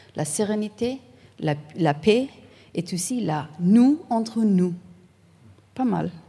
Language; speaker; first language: French; non-native, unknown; Persian